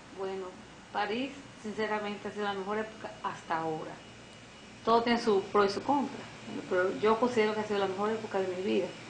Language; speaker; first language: Spanish; native; Spanish